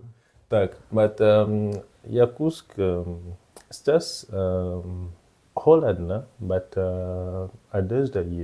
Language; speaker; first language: Russian; non-native, learner; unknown